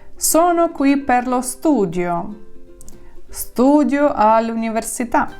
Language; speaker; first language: Italian; non-native, fluent; Ukrainian